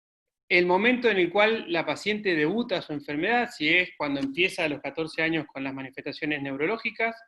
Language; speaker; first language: Spanish; native; Spanish